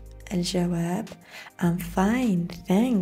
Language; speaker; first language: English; non-native, fluent; Arabic